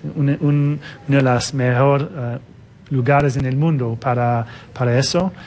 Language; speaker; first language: Spanish; non-native, fluent; French